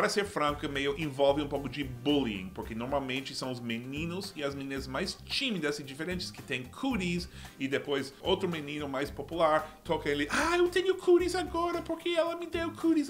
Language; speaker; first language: Portuguese; non-native, fluent; English